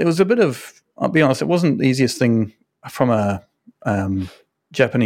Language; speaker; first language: English; native; English